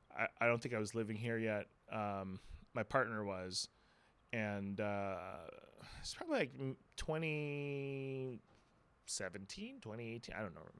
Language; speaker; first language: English; non-native, local second language; Filipino